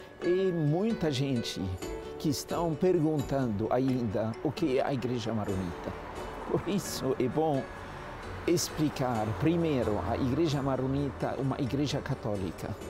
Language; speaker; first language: Portuguese; non-native, learner; Arabic